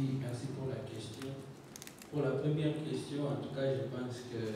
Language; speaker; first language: French; non-native, local second language; Lingala